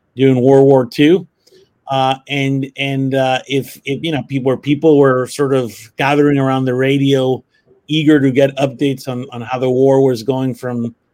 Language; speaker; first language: English; early bilingual, other home language; Spanish